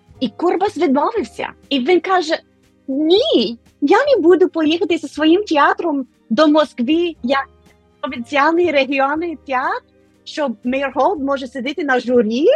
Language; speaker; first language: Ukrainian; non-native, fluent; English